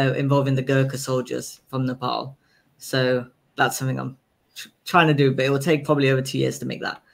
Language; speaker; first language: English; native; English